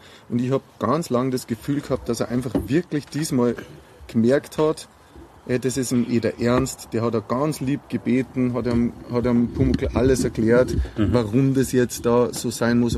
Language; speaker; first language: German; native; German